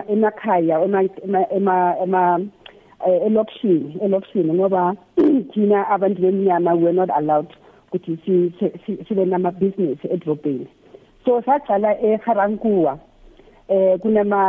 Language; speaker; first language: English; non-native, local second language; Tswana